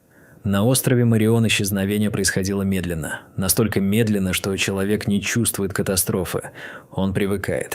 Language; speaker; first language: Russian; native; Russian